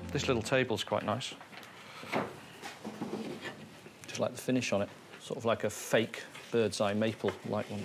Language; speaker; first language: English; native; English